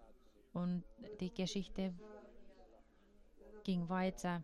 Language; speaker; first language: German; non-native, fluent; Finnish